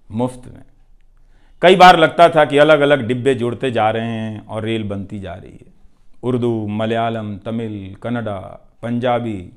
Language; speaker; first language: Hindi; non-native, local second language; Bhojpuri